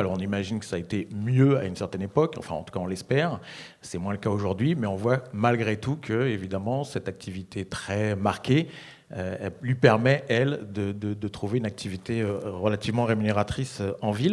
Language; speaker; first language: French; native; French